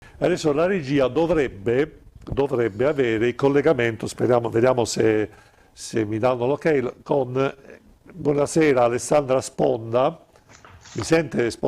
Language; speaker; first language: Italian; native; Italian